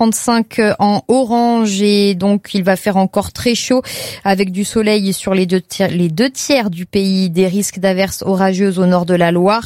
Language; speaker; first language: French; native; French